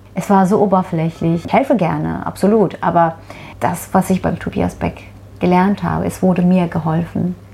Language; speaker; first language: German; non-native, fluent; Turkish